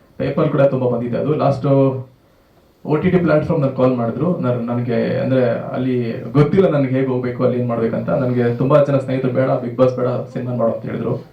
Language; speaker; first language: Kannada; native; Kannada